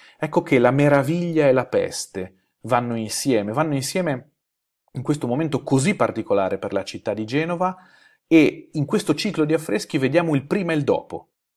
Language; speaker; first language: Italian; native; Italian